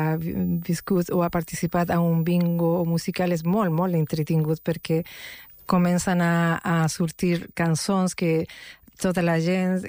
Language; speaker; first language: Catalan; non-native, local second language; Spanish